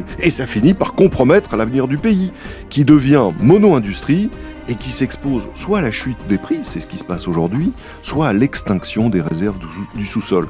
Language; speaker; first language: French; native; French